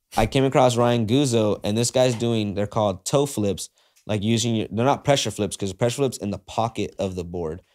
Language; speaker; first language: English; native; English